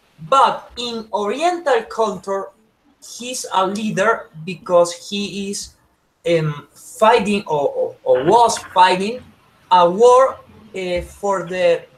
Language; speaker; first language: English; non-native, learner; Spanish